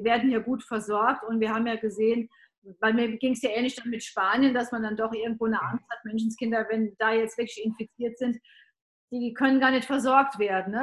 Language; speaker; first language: German; native; German